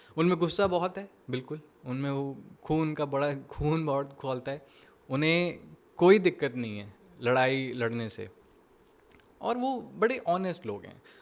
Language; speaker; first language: Hindi; native; Hindi